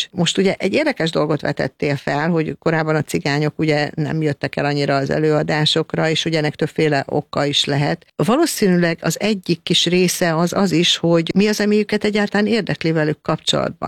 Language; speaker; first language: Hungarian; native; Hungarian